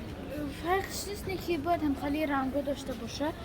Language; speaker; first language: Persian; early bilingual, heritage; Tajik